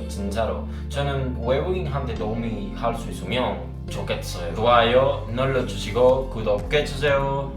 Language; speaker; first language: Korean; non-native, learner; Spanish